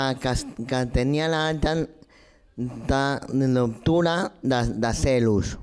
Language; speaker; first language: Catalan; non-native, local second language; Spanish